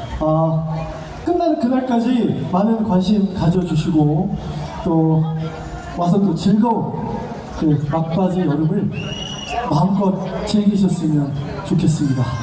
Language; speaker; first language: Korean; native; Korean